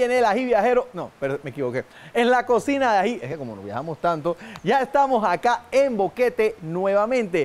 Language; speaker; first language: Spanish; native; Spanish